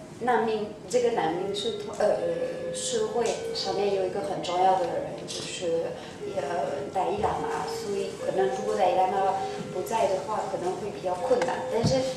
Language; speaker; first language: Chinese; non-native, fluent; French